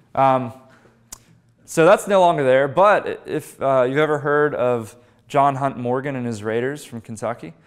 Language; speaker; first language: English; native; English